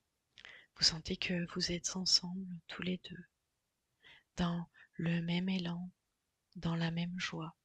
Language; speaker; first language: French; native; French